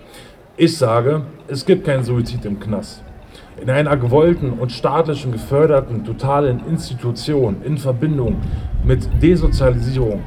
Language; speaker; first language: German; native; German